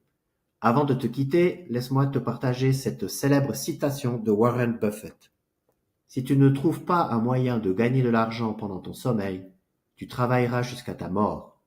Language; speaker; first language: French; native; French